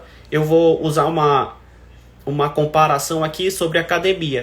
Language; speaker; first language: Portuguese; native; Portuguese